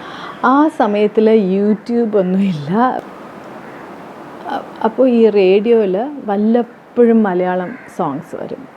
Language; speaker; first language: Malayalam; early bilingual, heritage; Tamil